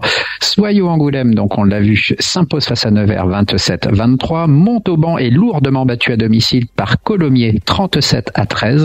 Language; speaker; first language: French; native; French